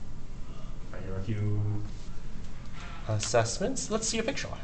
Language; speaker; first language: English; native; English